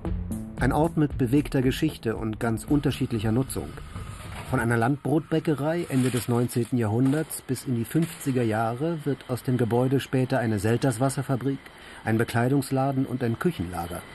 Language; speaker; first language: German; native; German